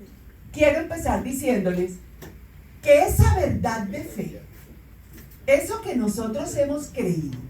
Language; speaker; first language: Spanish; native; Spanish